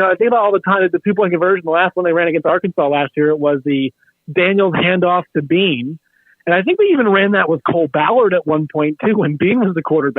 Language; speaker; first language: English; native; English